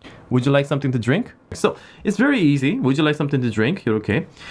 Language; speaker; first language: English; early bilingual, other home language; Korean